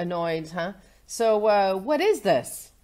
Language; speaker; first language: English; non-native, fluent; Vietnamese